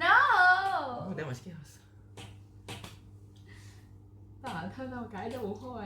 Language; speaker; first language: Korean; non-native, learner; Vietnamese